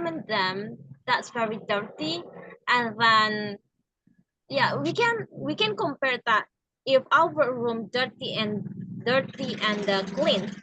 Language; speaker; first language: English; non-native, learner; Indonesian